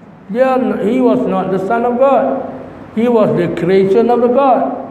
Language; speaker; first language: English; non-native, local second language; Malay